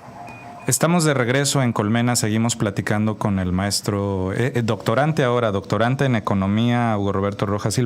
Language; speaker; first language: Spanish; native; Spanish